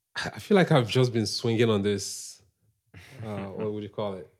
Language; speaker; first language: English; non-native, local second language; Igbo